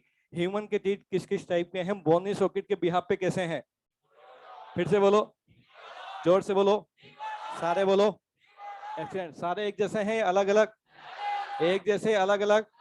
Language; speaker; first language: Hindi; native; Hindi